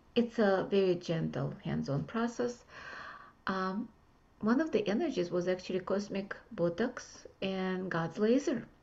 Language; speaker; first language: English; non-native, fluent; Russian